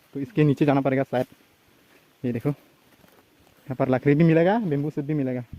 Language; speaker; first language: Hindi; non-native, local second language; Karbi